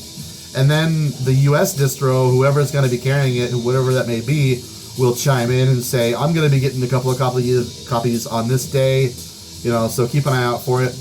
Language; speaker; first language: English; native; English